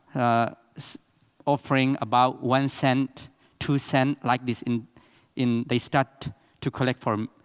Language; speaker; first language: English; non-native, learner; Burmese